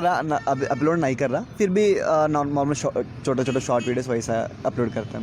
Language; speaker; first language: Hindi; non-native, local second language; Telugu